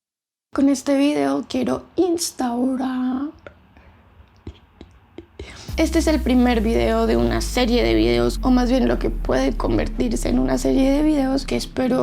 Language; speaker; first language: Spanish; native; Spanish